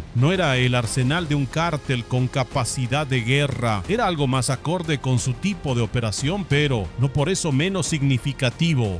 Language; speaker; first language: Spanish; native; Spanish